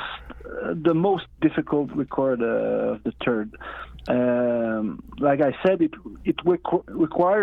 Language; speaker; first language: English; non-native, fluent; Innu-aimun